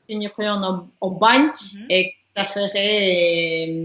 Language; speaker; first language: French; non-native, learner; Russian